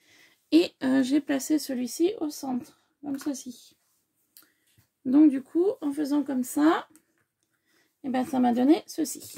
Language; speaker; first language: French; native; French